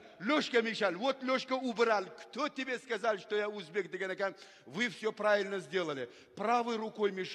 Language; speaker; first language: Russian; non-native, local second language; Uzbek